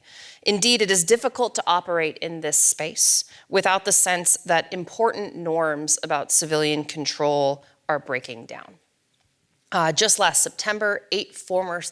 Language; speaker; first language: English; native; English